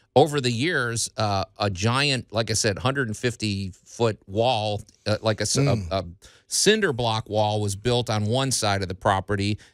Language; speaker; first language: English; native; English